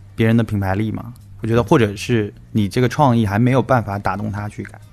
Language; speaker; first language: Chinese; native; Chinese